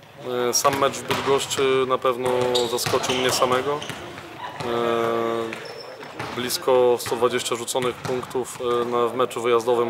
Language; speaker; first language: Polish; native; Polish